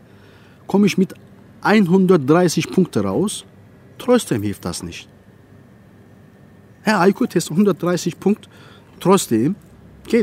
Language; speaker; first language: German; non-native, learner; Turkish